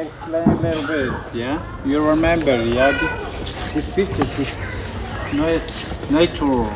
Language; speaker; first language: English; non-native, learner; Spanish